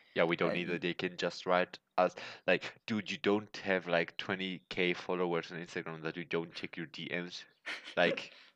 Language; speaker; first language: English; non-native, fluent; German